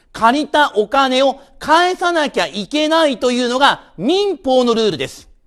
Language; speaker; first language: Japanese; native; Japanese